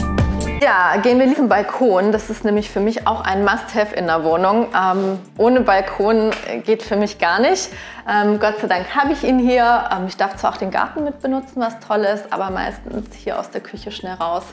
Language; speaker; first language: German; native; German